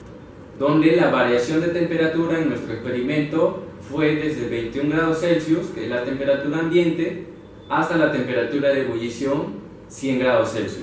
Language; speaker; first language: Spanish; native; Spanish